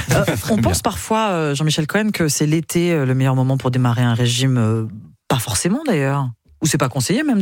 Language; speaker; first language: French; native; French